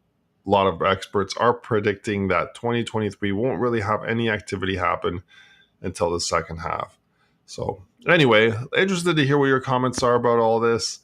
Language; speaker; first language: English; native; English